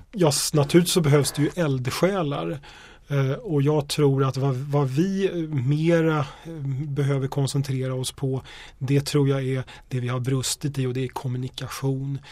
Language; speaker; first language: Swedish; native; Swedish